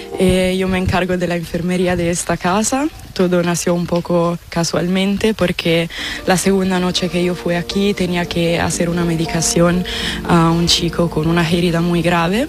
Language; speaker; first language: Spanish; non-native, fluent; Italian